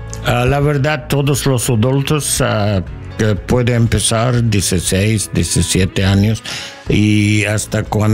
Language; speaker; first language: Spanish; non-native, learner; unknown